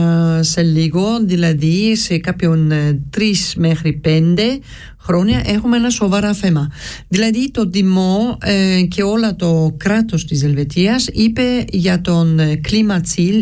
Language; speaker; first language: Greek; early bilingual, heritage; Greek